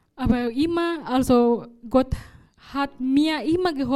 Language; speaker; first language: German; non-native, learner; Indonesian